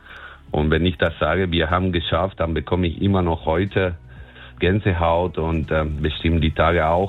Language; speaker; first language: German; non-native, fluent; Spanish